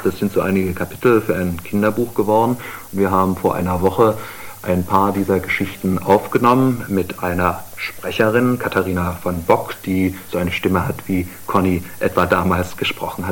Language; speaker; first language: German; native; German